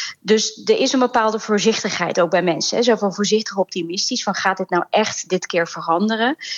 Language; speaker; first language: Dutch; early bilingual, other home language; Turkish